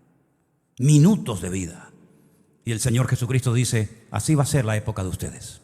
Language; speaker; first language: Spanish; native; Spanish